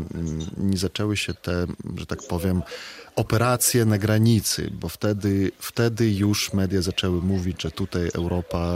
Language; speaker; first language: Polish; non-native, fluent; Belarusian